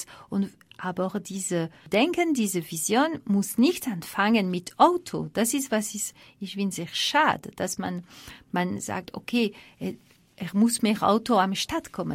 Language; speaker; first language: German; non-native, fluent; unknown